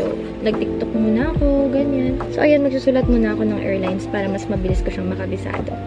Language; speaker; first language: Filipino; native; Filipino